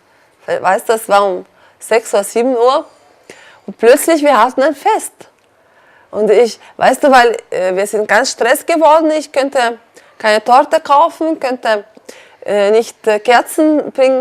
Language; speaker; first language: German; non-native, learner; Arabic